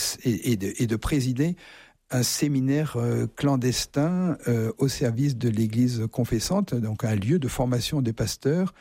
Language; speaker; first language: French; native; French